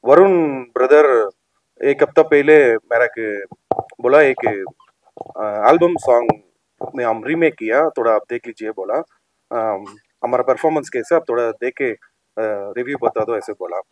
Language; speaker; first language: Hindi; non-native, local second language; Telugu